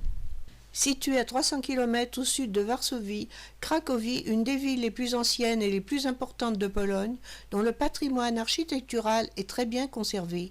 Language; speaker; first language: French; native; French